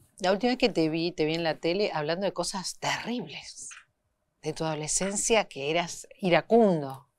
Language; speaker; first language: Spanish; native; Spanish